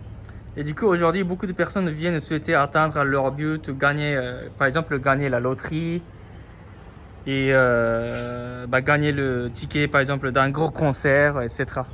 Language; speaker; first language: French; non-native, fluent; Japanese